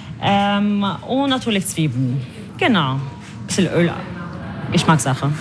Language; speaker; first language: German; early bilingual, other home language; Tajik